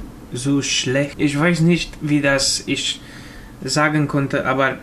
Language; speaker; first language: German; non-native, learner; Romanian